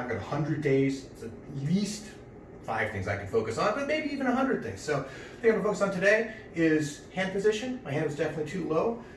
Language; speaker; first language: English; native; English